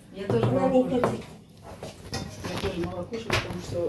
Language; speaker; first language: Russian; non-native, learner; Bangla